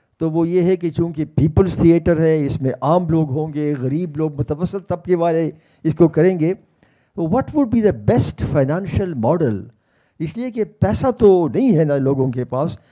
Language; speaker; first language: Urdu; native; Urdu